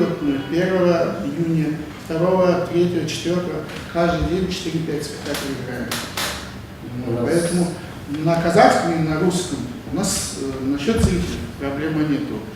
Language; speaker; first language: Russian; non-native, local second language; Kazakh